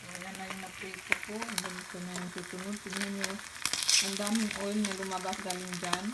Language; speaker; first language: Filipino; native; Filipino